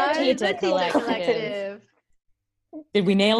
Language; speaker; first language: English; non-native, local second language; Filipino